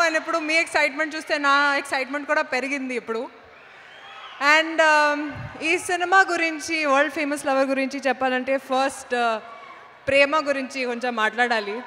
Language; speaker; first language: Telugu; non-native, local second language; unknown